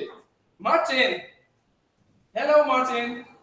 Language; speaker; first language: English; non-native, fluent; Dutch